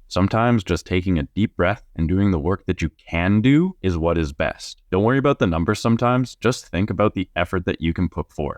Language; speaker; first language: English; native; English